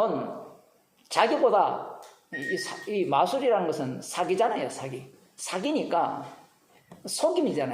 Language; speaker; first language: Korean; native; Korean